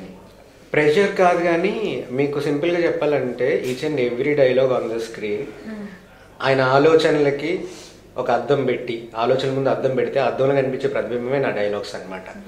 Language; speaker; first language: Telugu; native; Telugu